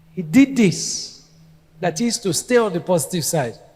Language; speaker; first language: English; non-native, local second language; Yoruba